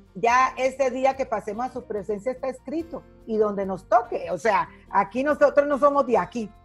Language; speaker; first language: Spanish; native; Spanish